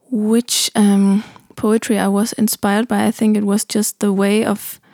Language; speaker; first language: English; non-native, fluent; German